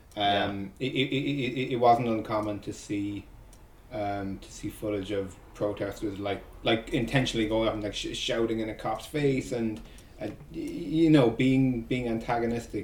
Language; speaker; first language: English; native; English